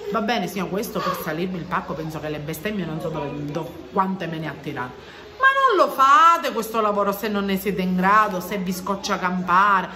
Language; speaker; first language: Italian; early bilingual, other home language; English